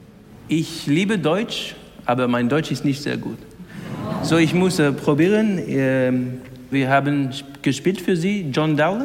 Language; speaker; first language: German; non-native, learner; English